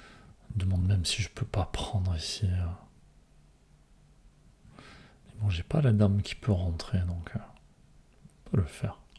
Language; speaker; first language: French; native; French